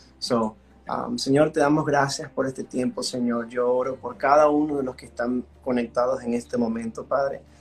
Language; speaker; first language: Spanish; early bilingual, heritage; Spanish